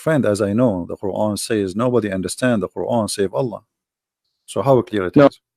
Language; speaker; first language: English; non-native, local second language; Arabic